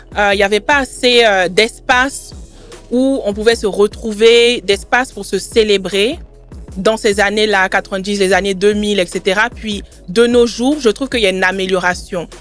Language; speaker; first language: French; early bilingual, other home language; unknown